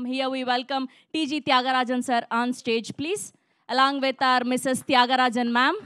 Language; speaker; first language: Telugu; native; Telugu